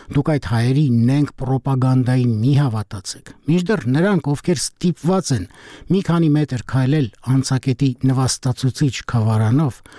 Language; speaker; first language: Armenian; native; Armenian